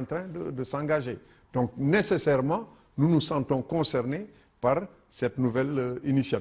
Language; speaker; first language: French; non-native, local second language; Wolof